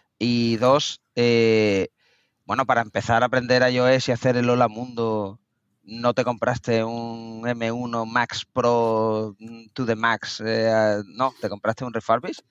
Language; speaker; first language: Spanish; native; Spanish